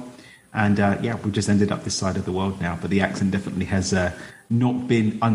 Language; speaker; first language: English; native; English